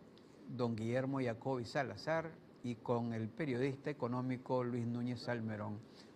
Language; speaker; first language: Spanish; native; Spanish